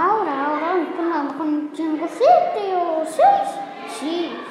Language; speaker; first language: Spanish; non-native, learner; Arabic